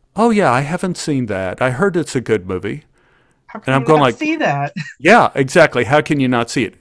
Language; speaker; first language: English; native; English